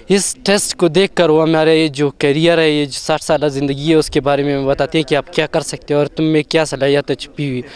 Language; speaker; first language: Urdu; non-native, local second language; Pashto